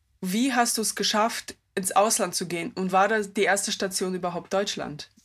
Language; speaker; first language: German; early bilingual, other home language; Russian